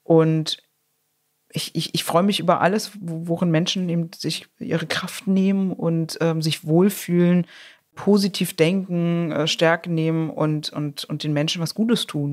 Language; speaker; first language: German; native; German